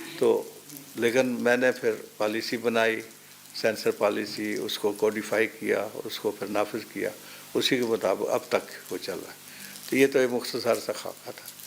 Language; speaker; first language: Urdu; non-native, local second language; Pahari-Potwari